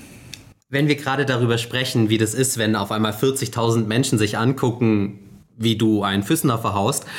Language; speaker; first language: German; native; German